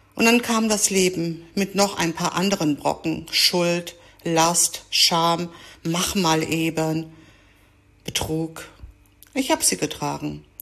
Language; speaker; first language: German; early bilingual, other home language; Greek